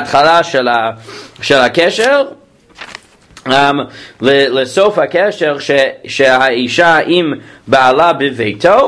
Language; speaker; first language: Hebrew; non-native, fluent; English